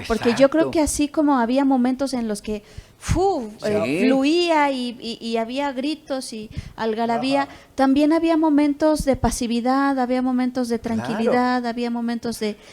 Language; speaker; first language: Spanish; native; Spanish